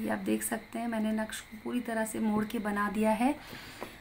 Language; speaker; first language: Hindi; native; Hindi